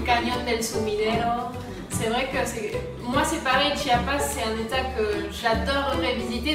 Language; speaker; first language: French; native; French